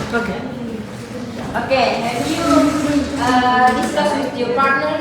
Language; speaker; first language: English; non-native, learner; Indonesian